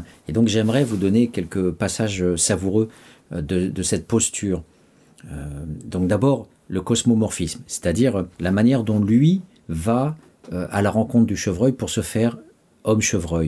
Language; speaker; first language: French; native; French